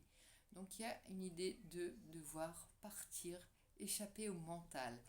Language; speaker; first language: French; native; French